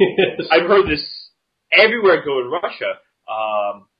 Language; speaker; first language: English; native; English